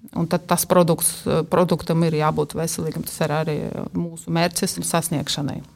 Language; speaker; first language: Latvian; non-native, local second language; Russian